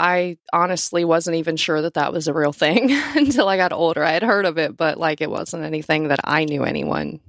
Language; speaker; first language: English; native; English